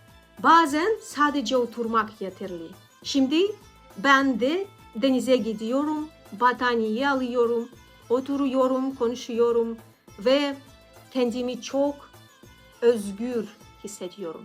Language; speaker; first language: Turkish; non-native, learner; Russian